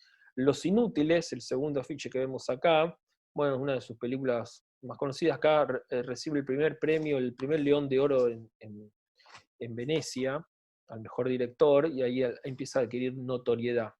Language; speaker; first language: Spanish; native; Spanish